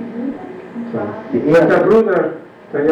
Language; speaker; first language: German; non-native, fluent; English